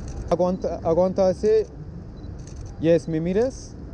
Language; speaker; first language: Spanish; non-native, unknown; English